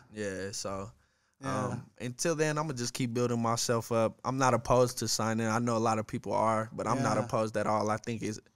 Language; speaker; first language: English; native; English